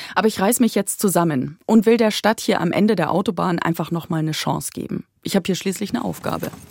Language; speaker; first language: German; native; German